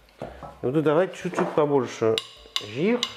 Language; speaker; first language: Russian; non-native, learner; French